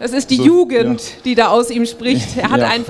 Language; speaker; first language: German; native; German